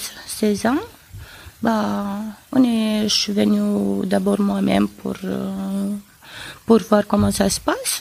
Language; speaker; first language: French; non-native, fluent; Romanian